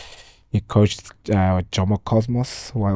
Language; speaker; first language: English; non-native, local second language; Xhosa